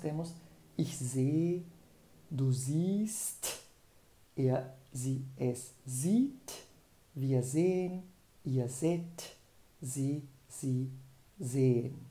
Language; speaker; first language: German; non-native, fluent; Portuguese